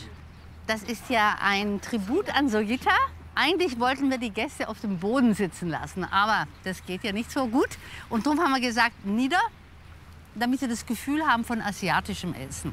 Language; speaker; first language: German; native; German